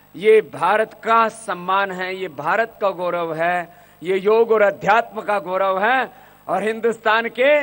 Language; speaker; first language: Hindi; native; Hindi